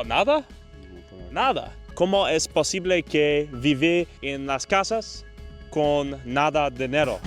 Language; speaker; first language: Spanish; non-native, learner; English